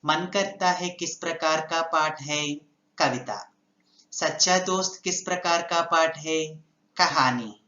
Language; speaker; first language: Hindi; non-native, local second language; Telugu